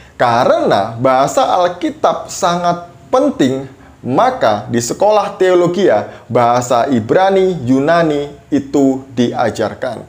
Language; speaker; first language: Indonesian; native; Indonesian